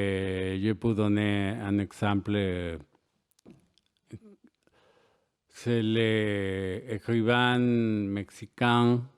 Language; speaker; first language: French; non-native, learner; Spanish